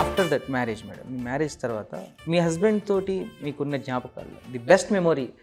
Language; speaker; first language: Telugu; native; Telugu